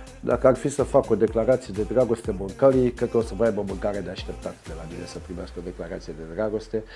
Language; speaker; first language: Romanian; early bilingual, heritage; Romanian